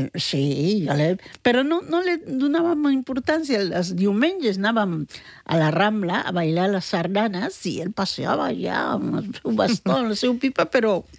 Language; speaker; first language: Catalan; early bilingual, other home language; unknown